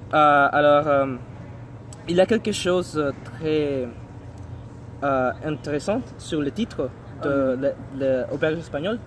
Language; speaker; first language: French; non-native, learner; English